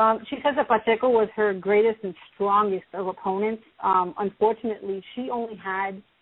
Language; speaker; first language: English; early bilingual, other home language; Spanish